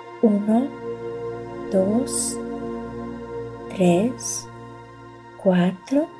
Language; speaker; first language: Spanish; native; Spanish